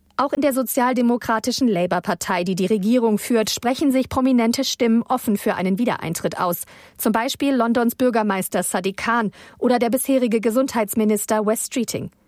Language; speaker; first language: German; native; German